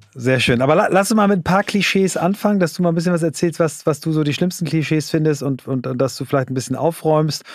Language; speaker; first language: German; native; German